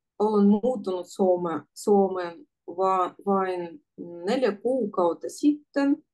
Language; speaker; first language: Finnish; non-native, learner; Russian